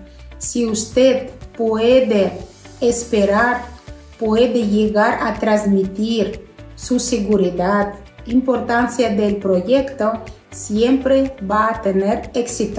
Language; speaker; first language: Spanish; non-native, fluent; Russian